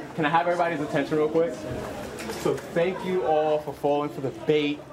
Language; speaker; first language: English; native; English